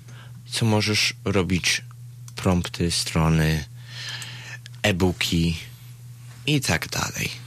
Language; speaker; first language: Polish; early bilingual, heritage; Polish